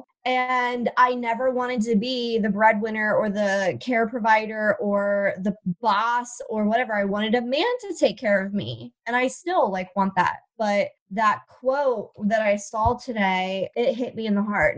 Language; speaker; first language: English; native; English